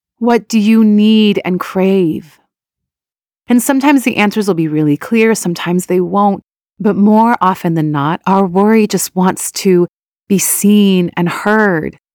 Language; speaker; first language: English; early bilingual, other home language; Persian